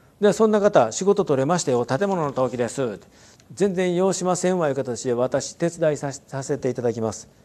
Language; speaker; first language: Japanese; native; Japanese